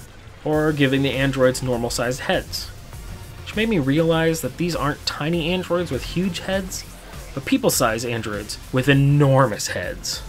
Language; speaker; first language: English; native; English